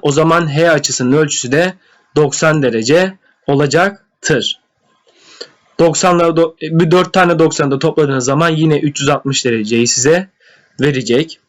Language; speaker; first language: Turkish; native; Turkish